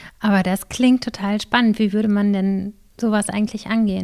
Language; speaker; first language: German; native; German